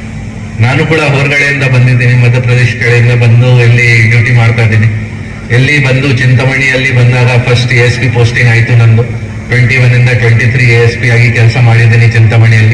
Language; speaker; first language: Kannada; non-native, local second language; Hindi